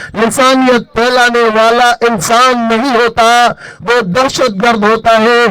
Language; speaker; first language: Urdu; non-native, local second language; Baluchi